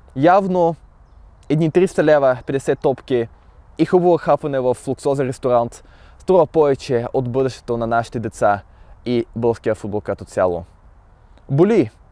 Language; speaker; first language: Bulgarian; early bilingual, other home language; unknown